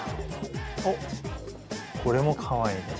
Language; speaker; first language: Japanese; non-native, learner; Korean